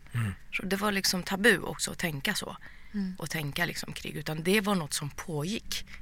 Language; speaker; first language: Swedish; early bilingual, other home language; Persian